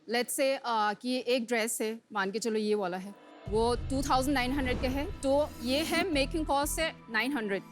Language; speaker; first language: Hindi; non-native, local second language; Manipuri